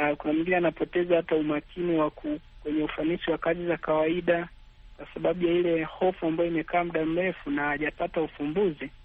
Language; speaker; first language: Swahili; native; Swahili